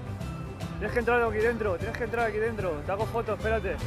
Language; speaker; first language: Spanish; native; Spanish